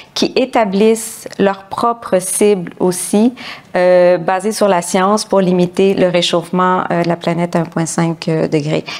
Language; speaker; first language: French; native; French